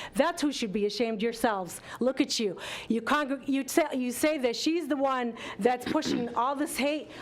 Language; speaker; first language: English; non-native, fluent; Arabic